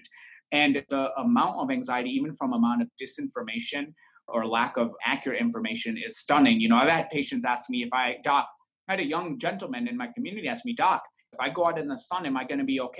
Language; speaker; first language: English; native; English